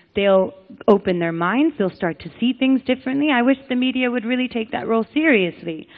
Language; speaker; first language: English; native; English